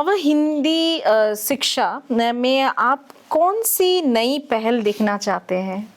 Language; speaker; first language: Hindi; native; Hindi